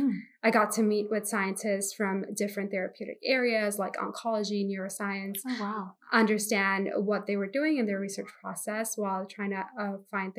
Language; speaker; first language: English; non-native, local second language; Hindi